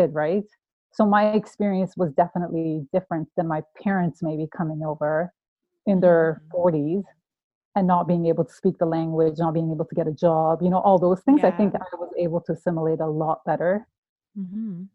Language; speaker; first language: English; non-native, fluent; Persian